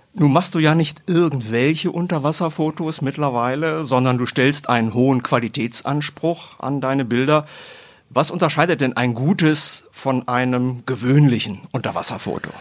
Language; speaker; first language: German; native; German